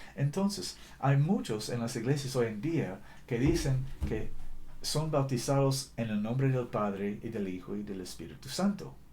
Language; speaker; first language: Spanish; non-native, fluent; English